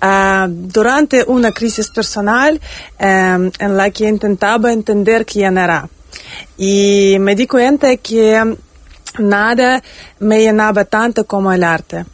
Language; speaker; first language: Spanish; non-native, fluent; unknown